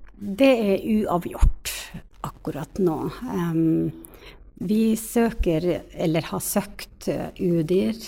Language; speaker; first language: Norwegian; non-native, fluent; Finnish